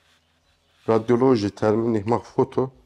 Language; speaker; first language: German; non-native, learner; Turkish